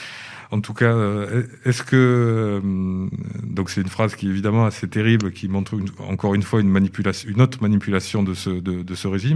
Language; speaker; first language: French; native; French